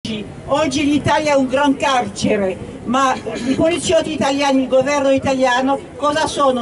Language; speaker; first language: Italian; non-native, fluent; French